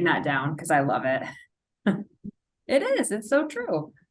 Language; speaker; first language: English; native; English